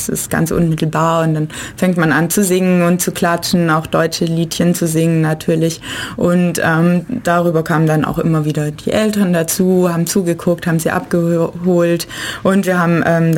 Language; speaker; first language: German; native; German